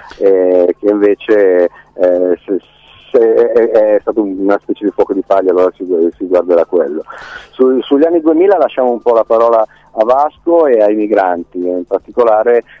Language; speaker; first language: Italian; native; Italian